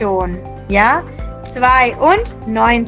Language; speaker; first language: German; non-native, fluent; Hindi